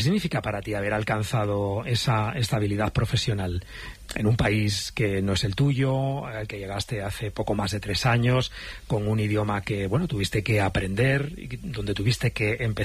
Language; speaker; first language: Spanish; native; Spanish